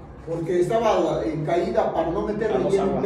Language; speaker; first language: Spanish; native; Spanish